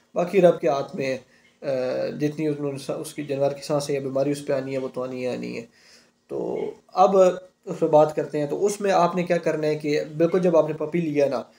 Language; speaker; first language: Urdu; non-native, local second language; Punjabi